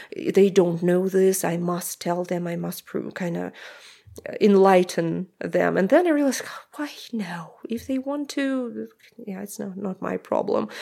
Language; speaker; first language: English; non-native, fluent; Russian